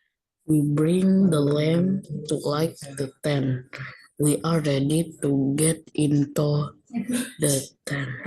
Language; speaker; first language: English; non-native, learner; Indonesian